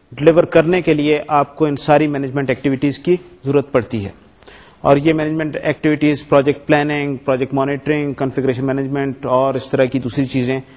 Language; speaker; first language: Urdu; native; Urdu